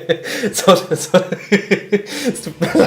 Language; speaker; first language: German; native; German